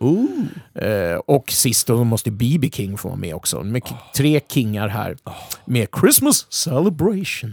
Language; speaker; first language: Swedish; native; Swedish